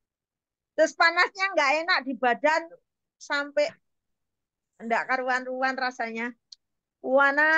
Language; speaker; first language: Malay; non-native, local second language; Javanese